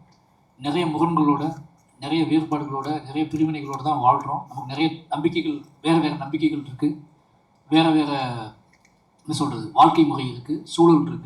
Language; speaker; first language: Tamil; native; Tamil